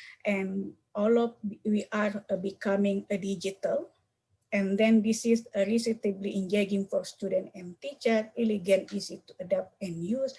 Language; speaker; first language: English; non-native, learner; Indonesian